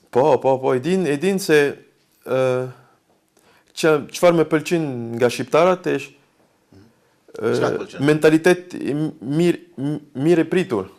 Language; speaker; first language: Albanian; non-native, learner; French